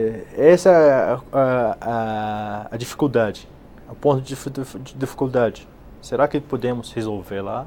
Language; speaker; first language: Portuguese; non-native, fluent; Arabic